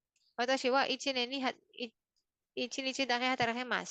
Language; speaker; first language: Japanese; non-native, fluent; Filipino